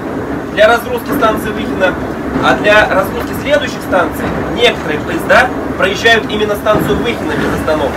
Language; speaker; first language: Russian; native; Russian